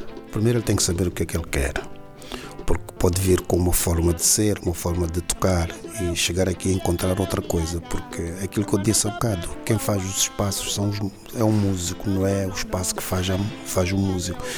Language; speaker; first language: Portuguese; non-native, local second language; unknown